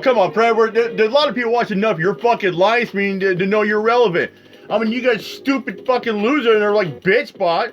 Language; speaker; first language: English; native; English